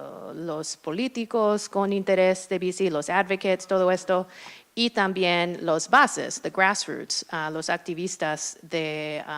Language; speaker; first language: Spanish; non-native, fluent; English